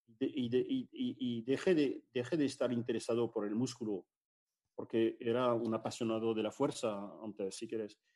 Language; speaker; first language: Spanish; non-native, fluent; French